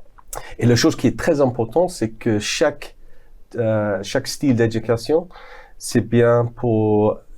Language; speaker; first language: French; non-native, fluent; English